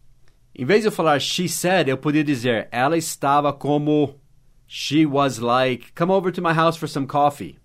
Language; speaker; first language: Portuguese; non-native, fluent; English